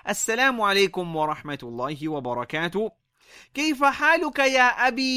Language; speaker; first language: Arabic; non-native, fluent; English